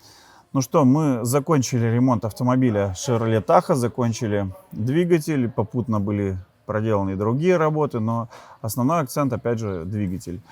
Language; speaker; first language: Russian; native; Russian